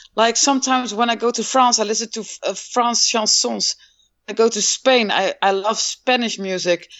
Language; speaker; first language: English; non-native, fluent; Dutch